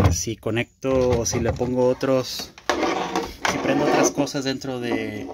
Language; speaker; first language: Spanish; early bilingual, heritage; Spanish